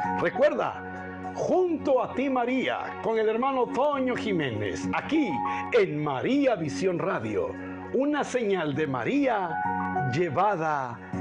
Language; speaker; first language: Spanish; native; Spanish